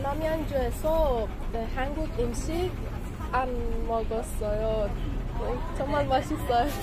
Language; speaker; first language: Korean; non-native, learner; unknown